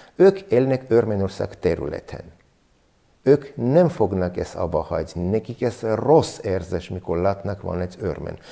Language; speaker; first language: Hungarian; non-native, learner; Armenian